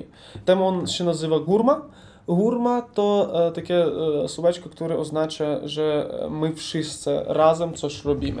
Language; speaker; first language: Polish; non-native, learner; Ukrainian